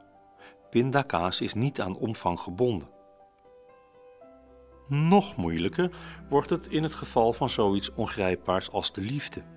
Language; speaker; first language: Dutch; native; Dutch